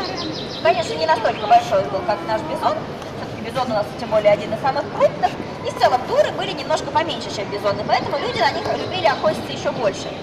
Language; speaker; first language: Russian; native; Russian